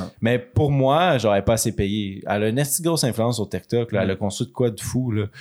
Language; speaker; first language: French; native; French